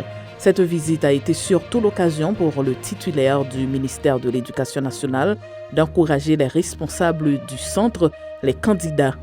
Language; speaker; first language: French; non-native, local second language; Haitian Creole